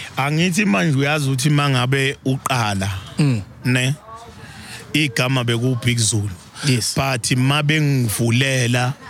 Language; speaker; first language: Zulu; native; Zulu